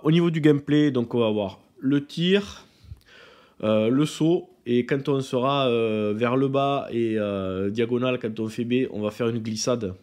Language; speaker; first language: French; native; French